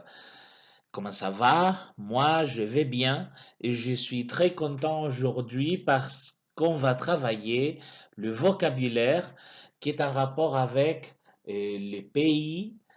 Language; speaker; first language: French; non-native, fluent; Spanish